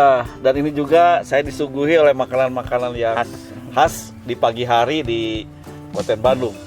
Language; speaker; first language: Indonesian; non-native, local second language; Sundanese